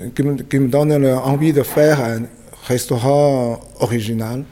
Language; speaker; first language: French; non-native, fluent; Chinese